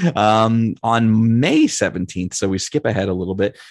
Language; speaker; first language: English; native; English